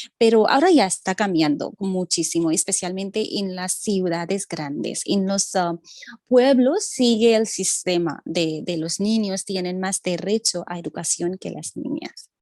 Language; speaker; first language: Spanish; non-native, fluent; Hindi